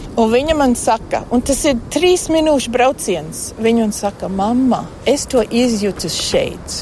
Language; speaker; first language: Latvian; native; Latvian